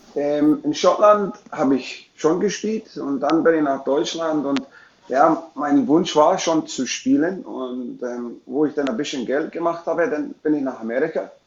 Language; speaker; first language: German; non-native, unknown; English